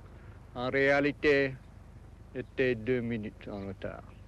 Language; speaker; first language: French; non-native, fluent; English